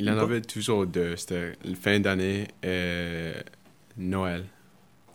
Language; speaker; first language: French; early bilingual, other home language; Spanish